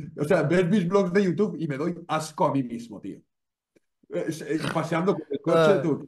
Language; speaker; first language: Spanish; native; Spanish